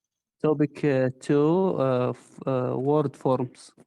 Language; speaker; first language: English; non-native, learner; Arabic